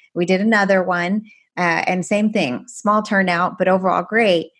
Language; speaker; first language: English; non-native, fluent; Persian